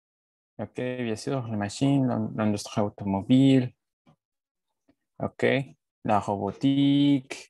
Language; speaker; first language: French; non-native, learner; Spanish